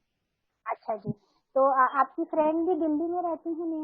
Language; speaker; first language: Hindi; native; Hindi